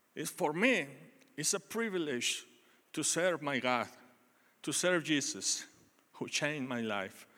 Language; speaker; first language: English; non-native, learner; Spanish